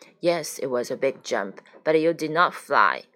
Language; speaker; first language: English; non-native, fluent; Chinese